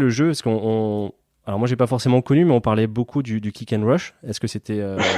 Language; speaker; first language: French; native; French